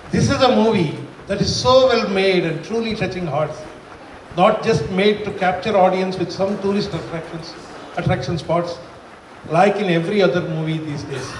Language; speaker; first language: English; non-native, local second language; Kannada